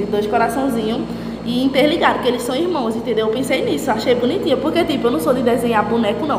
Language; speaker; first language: Portuguese; native; Portuguese